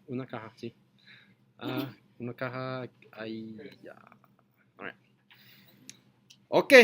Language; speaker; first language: Spanish; non-native, learner; English